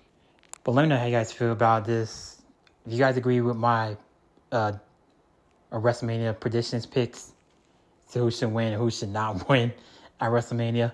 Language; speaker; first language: English; native; English